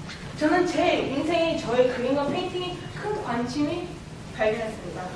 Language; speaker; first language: Korean; early bilingual, heritage; Korean